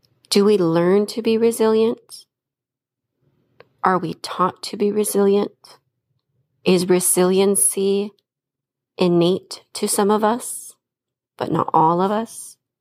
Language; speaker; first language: English; early bilingual, other home language; Spanish